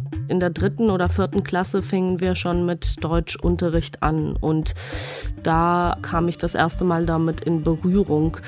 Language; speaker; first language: German; non-native, fluent; Georgian